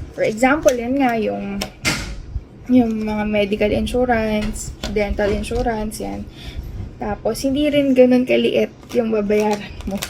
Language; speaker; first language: Filipino; native; Filipino